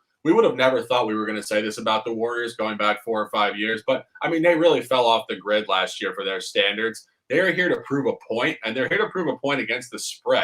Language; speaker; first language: English; native; English